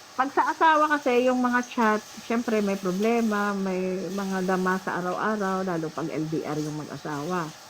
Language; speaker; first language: Filipino; non-native, local second language; Hiligaynon